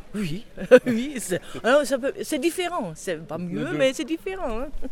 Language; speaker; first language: French; non-native, fluent; German